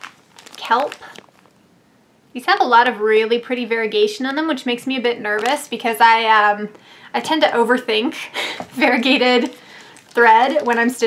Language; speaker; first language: English; native; English